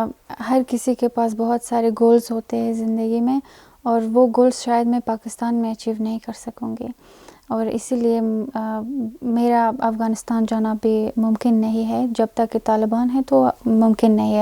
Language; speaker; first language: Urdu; non-native, fluent; Persian